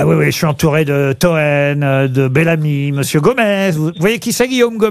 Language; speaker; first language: French; native; French